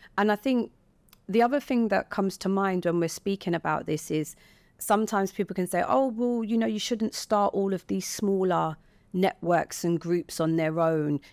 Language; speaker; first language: English; native; English